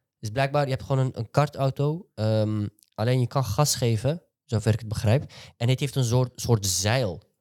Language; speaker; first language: Dutch; native; Dutch